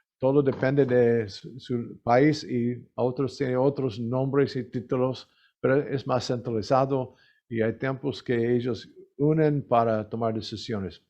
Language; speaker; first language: Spanish; non-native, learner; English